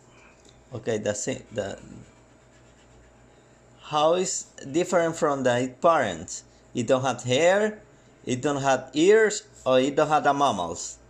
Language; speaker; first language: English; non-native, learner; Spanish